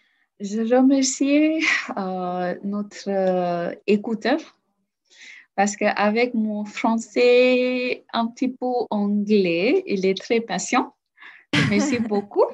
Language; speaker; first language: French; non-native, learner; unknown